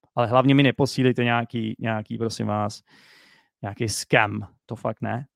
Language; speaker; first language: Czech; native; Czech